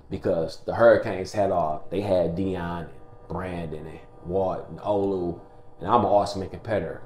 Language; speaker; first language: English; native; English